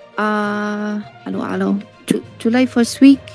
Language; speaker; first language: Filipino; non-native, learner; Chinese